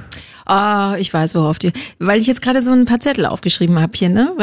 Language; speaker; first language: German; native; German